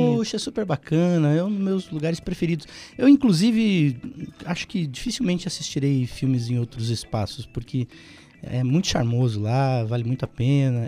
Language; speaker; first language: Portuguese; native; Portuguese